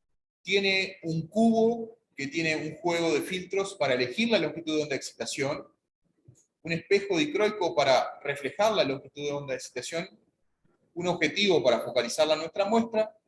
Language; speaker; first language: Spanish; native; Spanish